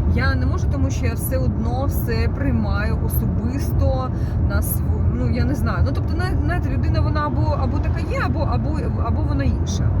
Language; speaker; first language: Ukrainian; non-native, local second language; Russian